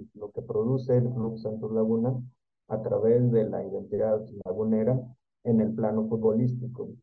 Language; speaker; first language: Spanish; native; Spanish